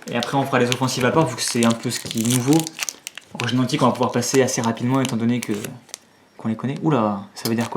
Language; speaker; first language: French; native; French